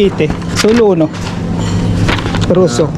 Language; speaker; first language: Italian; non-native, learner; Filipino